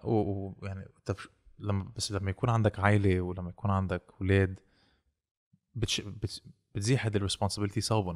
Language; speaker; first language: Arabic; native; Arabic